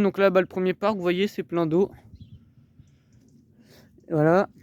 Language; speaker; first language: French; native; French